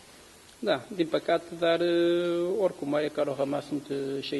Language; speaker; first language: Romanian; non-native, learner; Portuguese